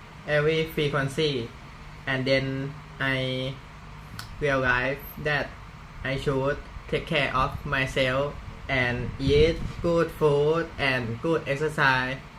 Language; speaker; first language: English; non-native, learner; Thai